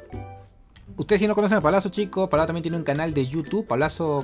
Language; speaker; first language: Spanish; native; Spanish